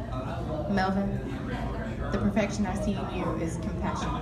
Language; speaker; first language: English; native; English